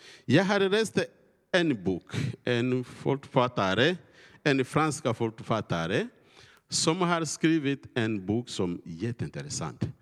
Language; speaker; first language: Swedish; non-native, learner; Kinyarwanda